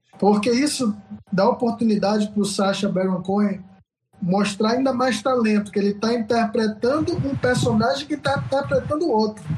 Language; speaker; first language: Portuguese; native; Portuguese